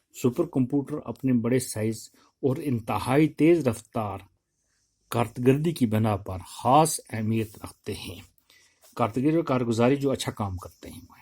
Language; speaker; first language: Urdu; non-native, local second language; Kashmiri